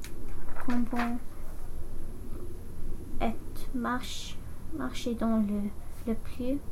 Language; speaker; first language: French; non-native, learner; English